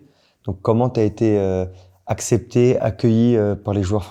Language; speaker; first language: French; native; French